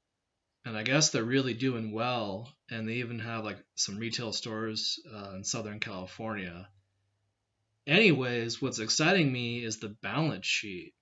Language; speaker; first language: English; native; English